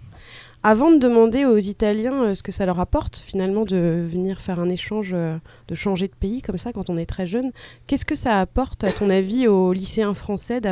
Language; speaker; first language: French; native; French